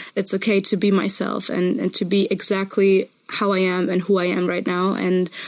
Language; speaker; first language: English; non-native, fluent; German